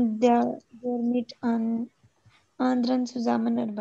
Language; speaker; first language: German; non-native, learner; Urdu